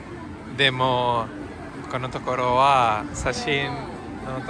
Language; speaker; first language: Japanese; non-native, fluent; Spanish